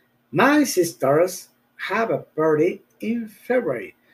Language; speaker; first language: English; non-native, learner; Spanish